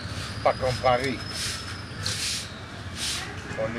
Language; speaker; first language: French; non-native, learner; English